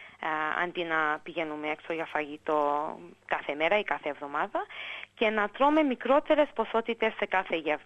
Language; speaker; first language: Greek; early bilingual, heritage; English